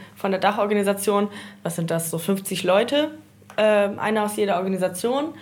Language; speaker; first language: German; early bilingual, heritage; Danish